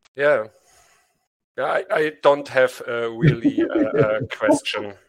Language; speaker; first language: English; non-native, learner; German